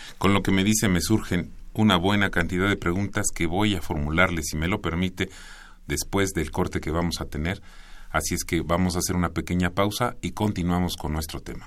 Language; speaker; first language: Spanish; native; Spanish